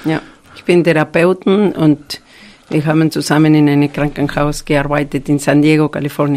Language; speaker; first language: German; non-native, fluent; Spanish